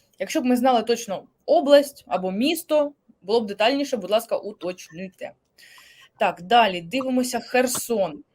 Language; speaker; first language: Ukrainian; native; Ukrainian